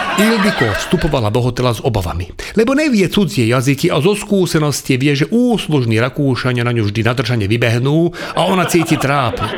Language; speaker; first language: Slovak; non-native, local second language; Hungarian